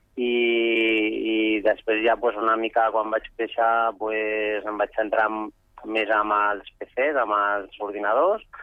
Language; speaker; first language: Catalan; non-native, local second language; Spanish